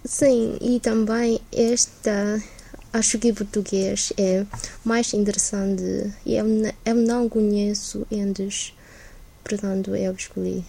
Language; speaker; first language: Portuguese; non-native, learner; Chinese